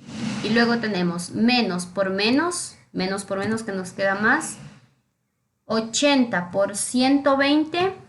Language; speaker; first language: Spanish; native; Spanish